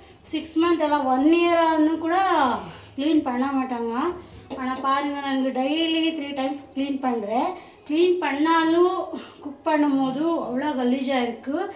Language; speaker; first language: Tamil; non-native, local second language; Kannada